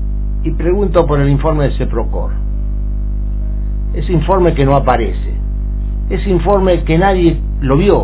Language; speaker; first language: Spanish; native; Spanish